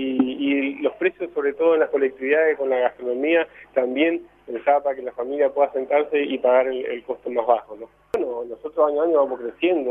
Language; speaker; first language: Spanish; native; Spanish